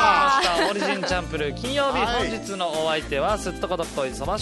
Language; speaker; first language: Japanese; native; Japanese